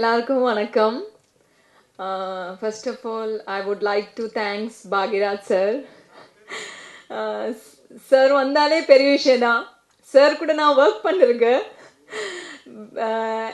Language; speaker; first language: Tamil; non-native, fluent; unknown